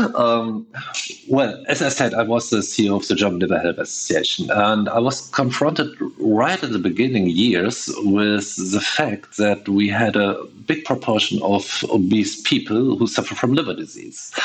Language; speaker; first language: English; non-native, fluent; German